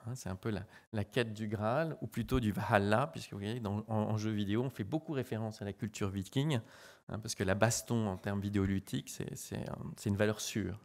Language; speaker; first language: French; native; French